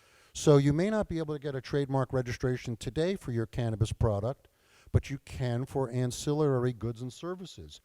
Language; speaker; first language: English; native; English